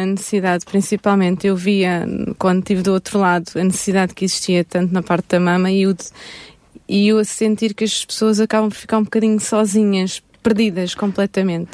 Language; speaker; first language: Portuguese; native; Portuguese